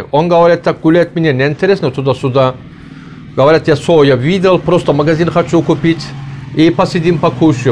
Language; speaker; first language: Russian; non-native, learner; Turkish